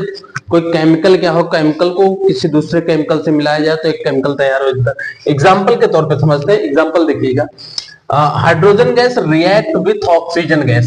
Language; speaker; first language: Hindi; native; Hindi